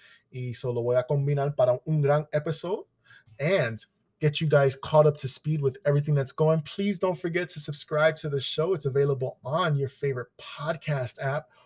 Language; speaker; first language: English; early bilingual, other home language; Spanish